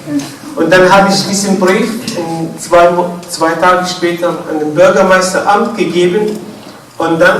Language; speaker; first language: German; non-native, fluent; Arabic